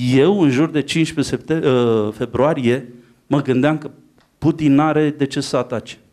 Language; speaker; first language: Romanian; native; Romanian